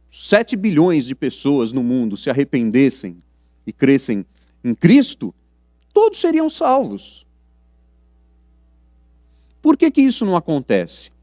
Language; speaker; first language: Portuguese; native; Portuguese